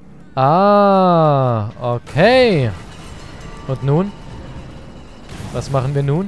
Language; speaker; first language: German; native; German